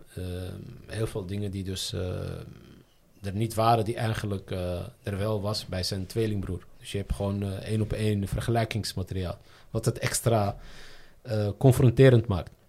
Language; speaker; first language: Dutch; early bilingual, other home language; Riffian